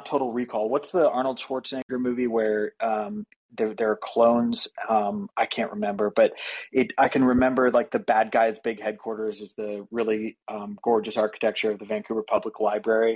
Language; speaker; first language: English; native; English